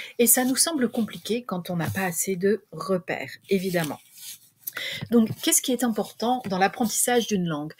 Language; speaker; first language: French; native; French